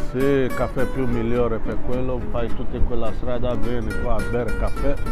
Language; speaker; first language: Italian; non-native, learner; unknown